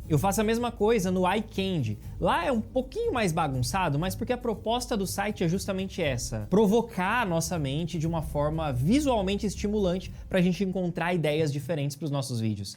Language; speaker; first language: Portuguese; native; Portuguese